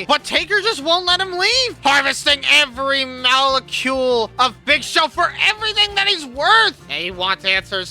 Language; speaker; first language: English; native; English